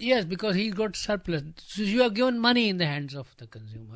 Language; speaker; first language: English; non-native, local second language; Hindi